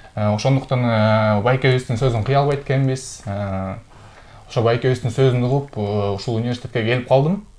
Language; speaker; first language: Kyrgyz; native; Kyrgyz